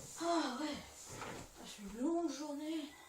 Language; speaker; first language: French; native; French